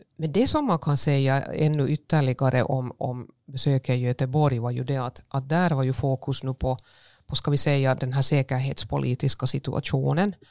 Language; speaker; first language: Swedish; native; Swedish